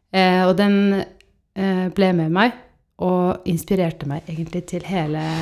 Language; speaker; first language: Norwegian; non-native, fluent; Estonian